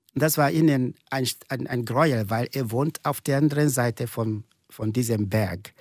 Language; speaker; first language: German; non-native, fluent; Igbo